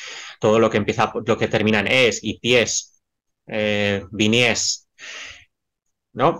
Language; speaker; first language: Spanish; native; Spanish